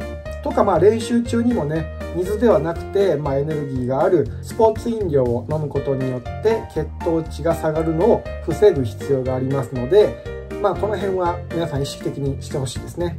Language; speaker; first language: Japanese; native; Japanese